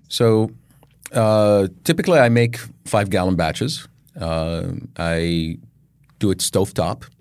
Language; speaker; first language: English; non-native, fluent; Arabic